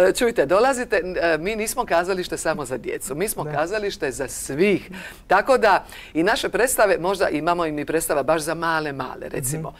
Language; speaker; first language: Croatian; native; Croatian